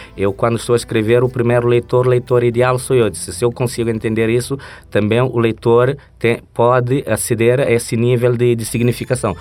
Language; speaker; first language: Portuguese; non-native, local second language; Kabuverdianu